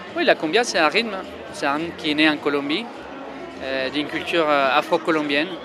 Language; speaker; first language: French; non-native, fluent; Spanish